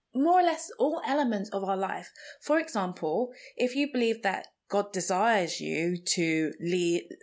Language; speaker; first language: English; non-native, local second language; Igbo